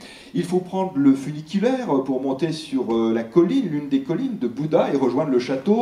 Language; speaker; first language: French; native; French